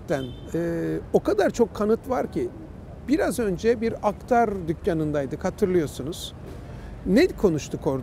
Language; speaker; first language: Turkish; native; Turkish